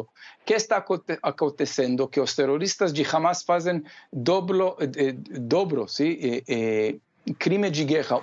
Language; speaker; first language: Portuguese; non-native, fluent; Hebrew